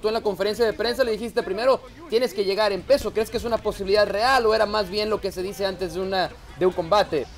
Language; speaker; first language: Spanish; native; Spanish